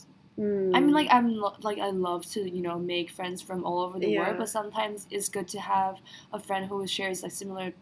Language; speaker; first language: English; non-native, fluent; Korean